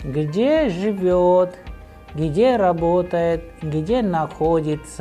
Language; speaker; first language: Russian; non-native, fluent; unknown